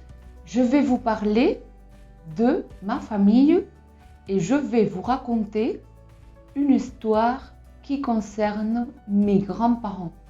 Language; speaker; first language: French; non-native, fluent; Spanish